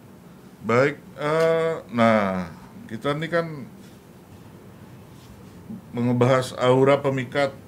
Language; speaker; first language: Indonesian; native; Indonesian